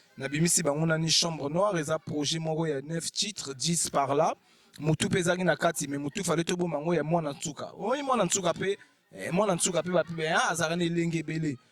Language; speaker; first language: Lingala; native; Lingala